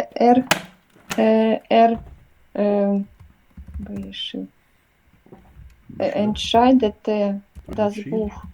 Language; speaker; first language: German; non-native, learner; Ukrainian